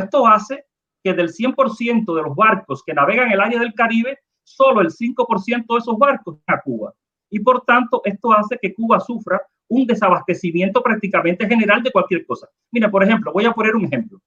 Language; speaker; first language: Spanish; native; Spanish